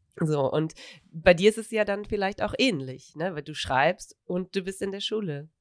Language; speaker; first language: German; native; German